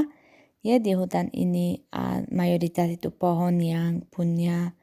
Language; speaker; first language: Indonesian; non-native, fluent; Polish